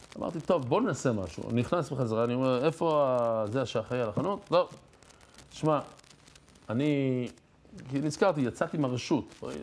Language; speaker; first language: Hebrew; non-native, fluent; English